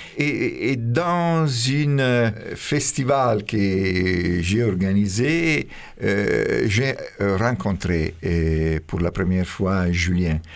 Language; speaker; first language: French; non-native, fluent; Italian